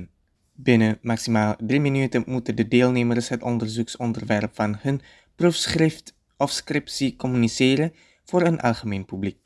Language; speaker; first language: Dutch; non-native, fluent; Indonesian